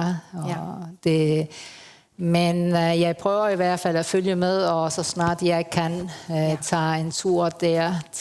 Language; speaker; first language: Danish; non-native, fluent; Spanish